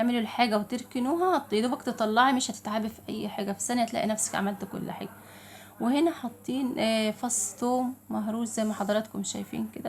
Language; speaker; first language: Arabic; native; Arabic